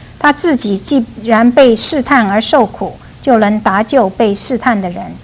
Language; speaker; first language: Chinese; native; Chinese